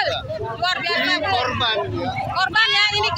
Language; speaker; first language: Malay; native; Malay